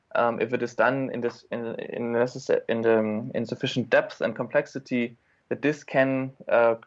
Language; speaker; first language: English; non-native, fluent; German